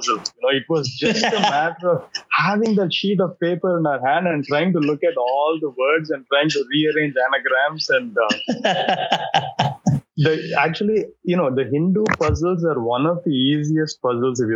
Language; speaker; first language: English; non-native, local second language; Tamil